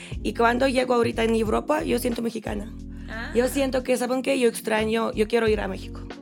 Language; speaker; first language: Spanish; non-native, fluent; Russian